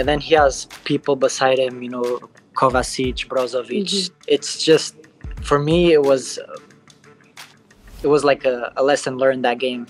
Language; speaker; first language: English; non-native, fluent; Portuguese